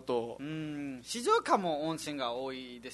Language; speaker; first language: Japanese; non-native, fluent; Nepali